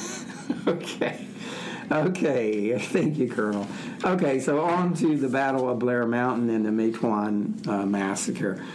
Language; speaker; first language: English; native; English